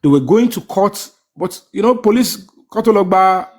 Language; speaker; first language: English; non-native, local second language; Yoruba